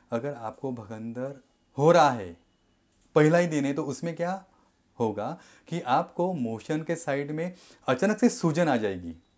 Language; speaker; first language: Hindi; non-native, local second language; Marathi